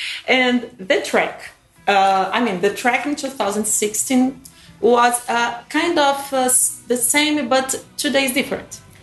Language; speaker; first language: English; non-native, learner; Portuguese